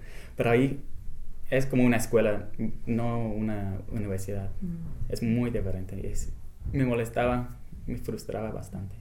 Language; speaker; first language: Spanish; non-native, fluent; English